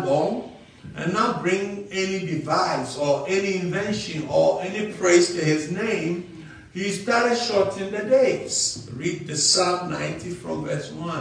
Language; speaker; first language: English; non-native, local second language; Akan